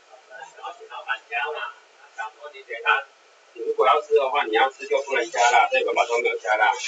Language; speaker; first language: Chinese; native; Chinese